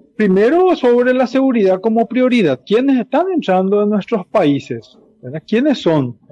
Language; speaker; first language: Spanish; native; Spanish